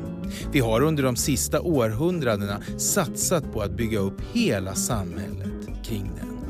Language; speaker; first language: Swedish; native; Swedish